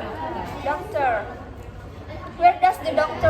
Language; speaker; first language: English; non-native, learner; Indonesian